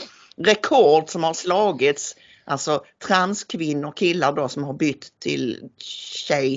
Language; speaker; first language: Swedish; native; Swedish